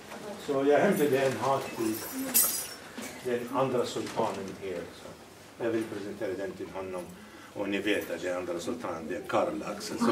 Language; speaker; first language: Swedish; non-native, fluent; Arabic